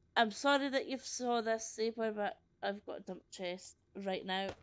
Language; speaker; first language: English; native; English